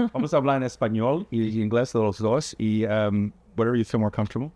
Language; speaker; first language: Spanish; early bilingual, heritage; English